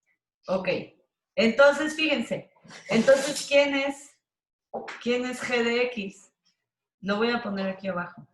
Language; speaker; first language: Spanish; native; Spanish